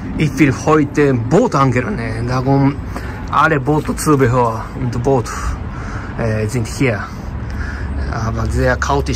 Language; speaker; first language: German; non-native, learner; Japanese